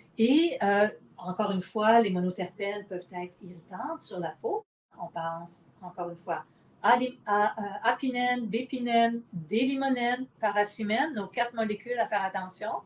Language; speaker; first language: French; native; French